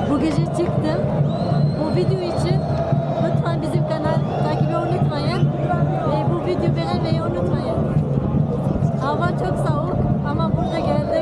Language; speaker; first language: Turkish; non-native, learner; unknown